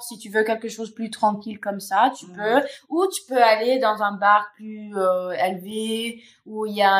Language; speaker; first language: French; non-native, fluent; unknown